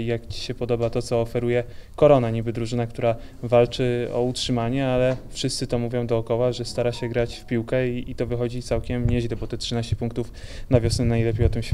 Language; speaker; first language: Polish; native; Polish